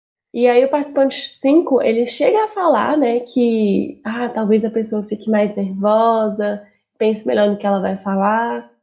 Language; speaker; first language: Portuguese; native; Portuguese